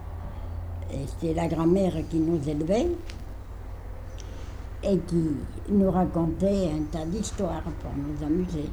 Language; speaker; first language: French; native; French